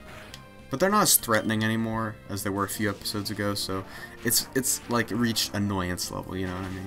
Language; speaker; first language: English; native; English